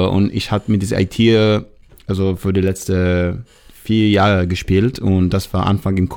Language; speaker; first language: German; non-native, learner; Hebrew